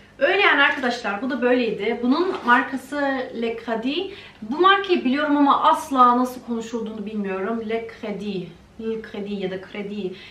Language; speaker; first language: Turkish; early bilingual, heritage; Turkish